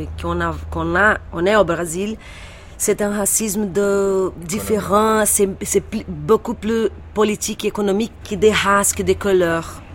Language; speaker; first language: French; non-native, fluent; Portuguese